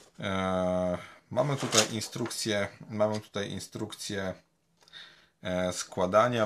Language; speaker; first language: Polish; native; Polish